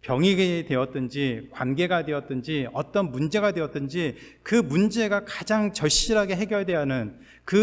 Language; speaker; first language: Korean; native; Korean